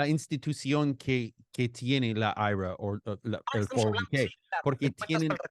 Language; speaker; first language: Spanish; non-native, fluent; English